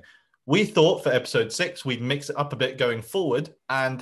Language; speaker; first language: English; native; English